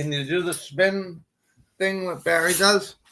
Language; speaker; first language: English; native; English